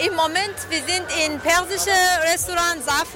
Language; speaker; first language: German; non-native, learner; Persian